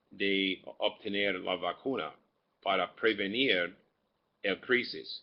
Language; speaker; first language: Spanish; non-native, fluent; English